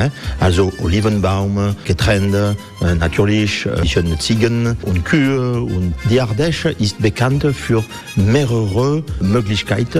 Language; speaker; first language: German; non-native, learner; French